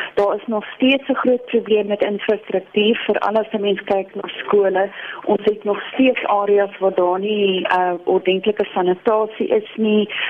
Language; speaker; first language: Afrikaans; non-native, local second language; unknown